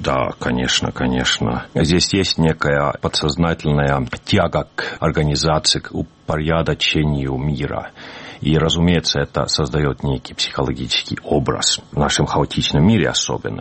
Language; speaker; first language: Russian; native; Russian